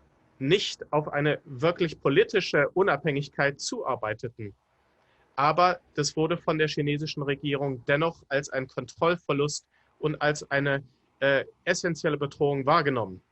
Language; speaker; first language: German; native; German